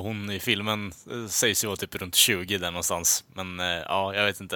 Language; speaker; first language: Swedish; native; Swedish